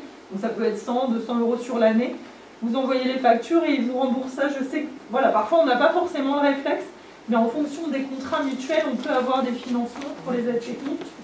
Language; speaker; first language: French; native; French